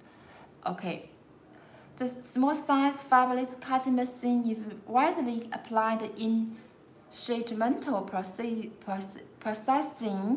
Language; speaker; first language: English; non-native, learner; Chinese